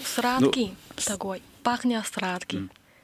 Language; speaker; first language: Russian; non-native, learner; Chinese